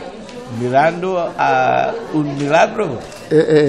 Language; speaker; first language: Spanish; non-native, learner; English